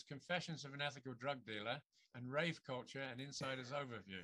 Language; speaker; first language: English; native; English